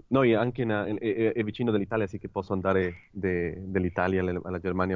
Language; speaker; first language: Italian; non-native, learner; Spanish